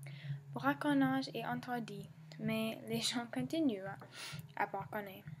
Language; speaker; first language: French; non-native, learner; English